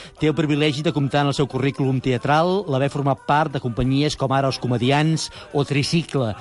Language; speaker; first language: Catalan; native; Catalan